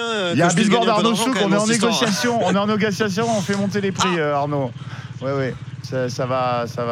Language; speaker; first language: French; native; French